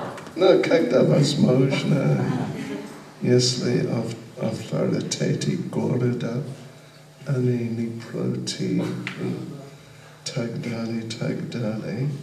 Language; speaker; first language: Russian; non-native, learner; English